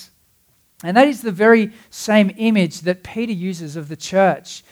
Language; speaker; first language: English; native; English